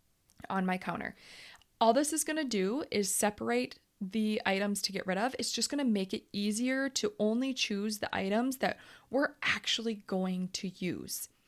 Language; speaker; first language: English; native; English